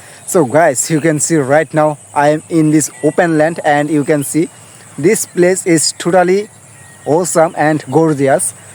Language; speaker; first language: English; non-native, local second language; Bangla